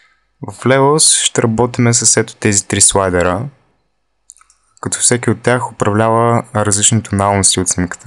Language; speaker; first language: Bulgarian; native; Bulgarian